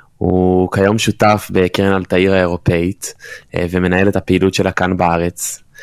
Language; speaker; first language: Hebrew; native; Hebrew